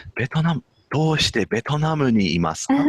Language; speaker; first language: Japanese; non-native, fluent; English